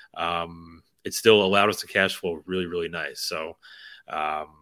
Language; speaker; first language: English; native; English